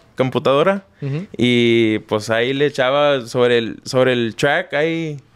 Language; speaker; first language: Spanish; native; Spanish